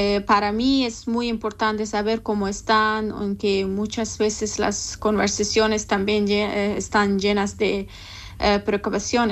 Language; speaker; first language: Spanish; non-native, learner; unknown